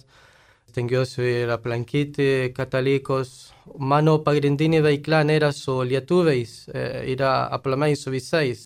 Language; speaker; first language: Lithuanian; non-native, fluent; Spanish